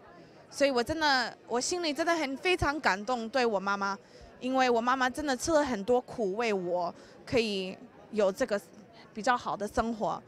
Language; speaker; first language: Chinese; early bilingual, heritage; English